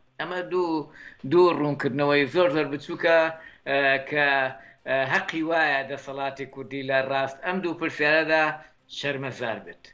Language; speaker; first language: Central Kurdish; native; Central Kurdish